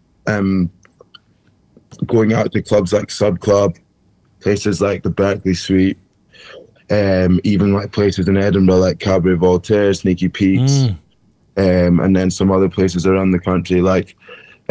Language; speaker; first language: English; native; English